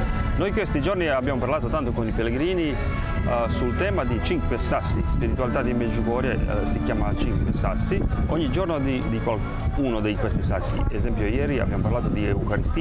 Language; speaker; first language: Italian; non-native, fluent; Croatian